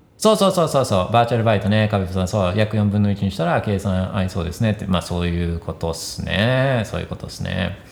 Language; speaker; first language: Japanese; early bilingual, heritage; Japanese